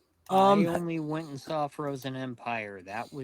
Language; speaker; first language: English; native; English